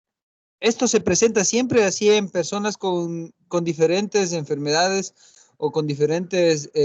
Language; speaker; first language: Spanish; native; Spanish